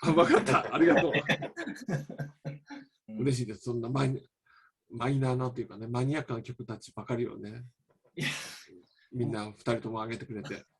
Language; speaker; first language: Japanese; native; Japanese